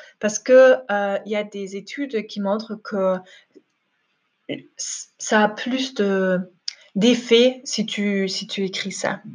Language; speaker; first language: French; non-native, fluent; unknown